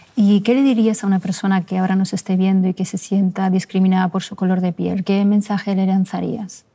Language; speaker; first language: Spanish; native; Spanish